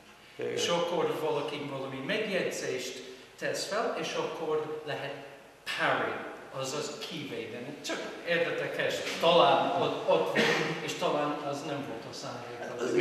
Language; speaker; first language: Hungarian; non-native, fluent; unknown